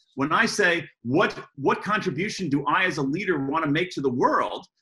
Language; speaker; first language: English; native; English